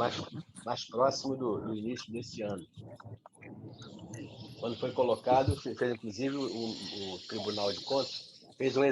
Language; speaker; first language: Portuguese; native; Portuguese